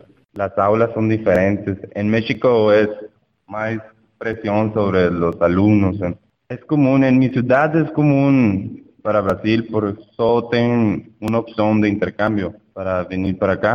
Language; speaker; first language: Portuguese; non-native, learner; Spanish